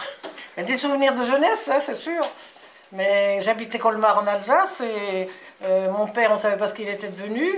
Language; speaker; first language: French; native; French